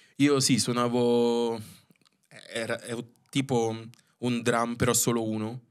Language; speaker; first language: Italian; early bilingual, other home language; Filipino